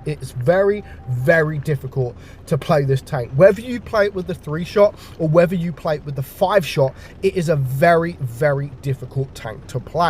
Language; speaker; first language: English; native; English